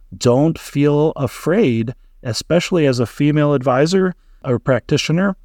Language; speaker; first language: English; native; English